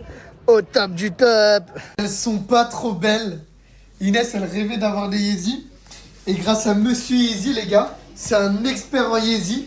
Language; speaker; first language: French; native; French